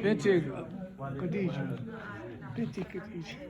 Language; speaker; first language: Arabic; non-native, learner; English